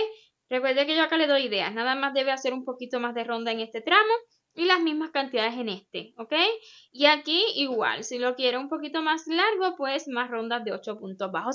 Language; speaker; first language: Spanish; native; Spanish